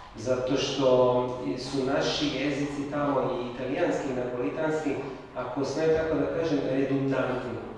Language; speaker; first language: Serbian; non-native, fluent; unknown